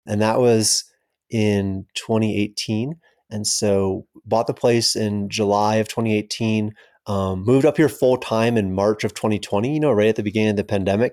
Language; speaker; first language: English; native; English